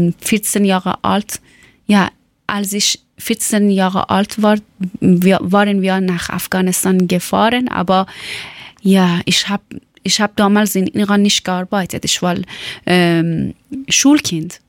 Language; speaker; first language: German; non-native, learner; Persian